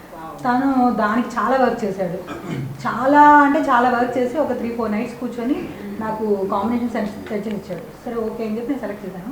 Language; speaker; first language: Telugu; native; Telugu